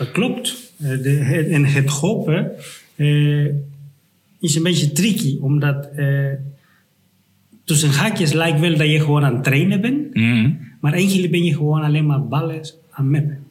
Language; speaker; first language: Dutch; non-native, fluent; Spanish